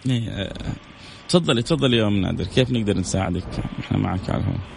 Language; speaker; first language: Arabic; native; Arabic